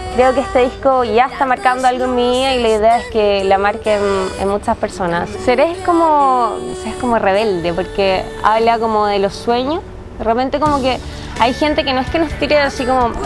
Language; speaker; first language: Spanish; native; Spanish